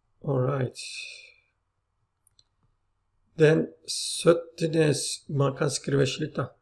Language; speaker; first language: Norwegian; non-native, learner; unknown